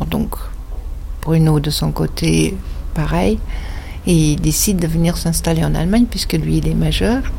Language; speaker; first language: French; non-native, fluent; German